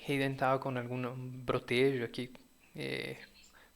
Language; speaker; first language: Spanish; early bilingual, heritage; Portuguese